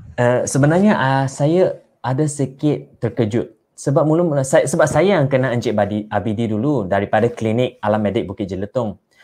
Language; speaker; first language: Malay; non-native, local second language; Chinese